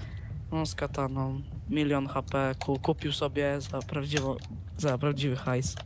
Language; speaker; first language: Polish; native; Polish